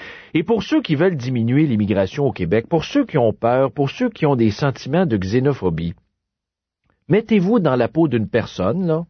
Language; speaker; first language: French; native; French